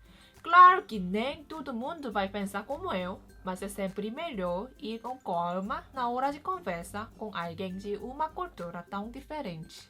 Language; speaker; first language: Portuguese; non-native, fluent; Korean